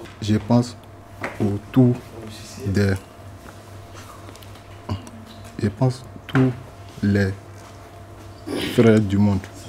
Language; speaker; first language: French; non-native, learner; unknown